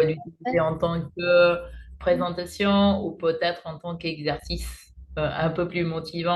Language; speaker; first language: French; non-native, fluent; Spanish